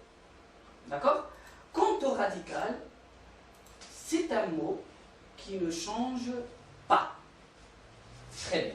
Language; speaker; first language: French; non-native, local second language; Arabic